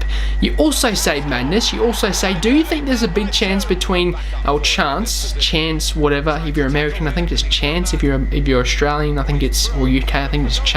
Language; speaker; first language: English; native; English